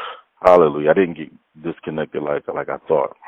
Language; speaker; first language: English; native; English